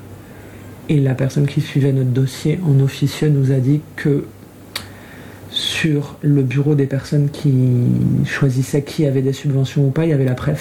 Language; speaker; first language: French; native; French